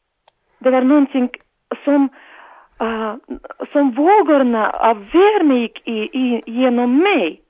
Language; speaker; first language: Swedish; non-native, fluent; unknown